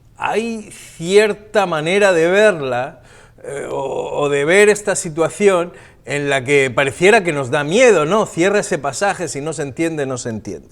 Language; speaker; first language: Spanish; native; Spanish